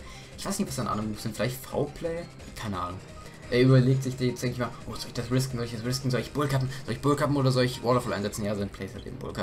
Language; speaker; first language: German; native; German